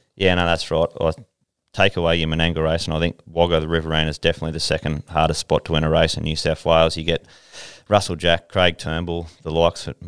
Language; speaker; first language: English; native; English